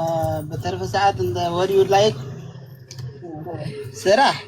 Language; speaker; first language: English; non-native, learner; Tigrinya